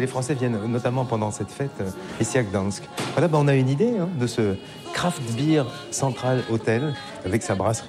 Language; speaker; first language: French; native; French